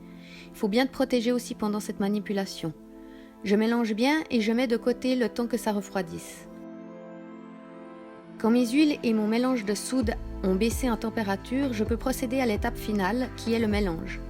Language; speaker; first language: French; native; French